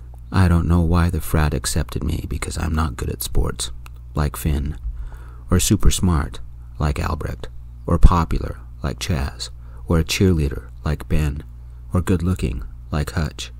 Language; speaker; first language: English; native; English